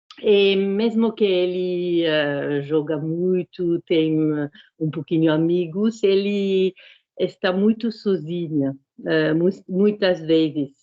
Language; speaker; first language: Portuguese; non-native, fluent; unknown